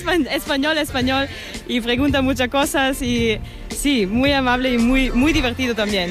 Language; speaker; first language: Spanish; non-native, learner; German